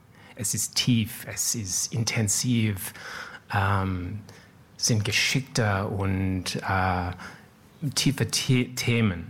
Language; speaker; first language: German; non-native, learner; French